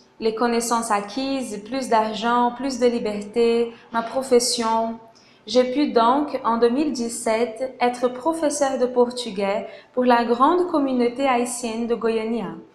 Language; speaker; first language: French; non-native, fluent; Portuguese